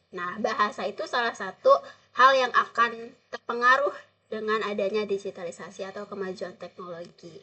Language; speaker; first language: Indonesian; native; Indonesian